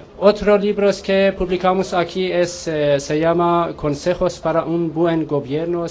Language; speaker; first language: Spanish; non-native, learner; Persian